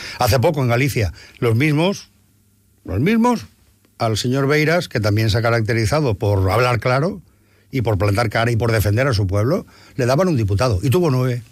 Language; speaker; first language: Spanish; non-native, local second language; Catalan